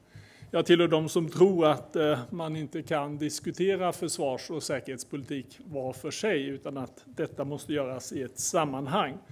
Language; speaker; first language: Swedish; native; Swedish